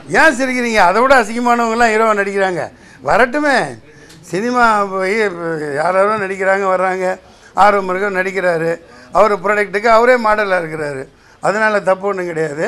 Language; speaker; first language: Tamil; native; Tamil